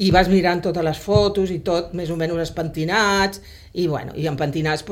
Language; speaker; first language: Catalan; native; Catalan